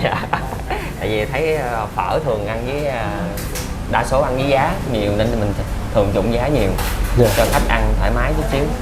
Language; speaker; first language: Vietnamese; native; Vietnamese